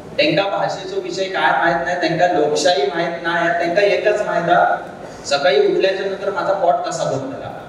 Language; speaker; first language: Marathi; native; Marathi